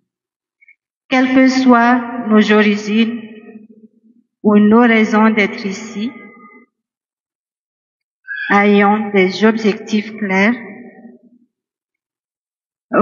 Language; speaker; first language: French; non-native, local second language; Malagasy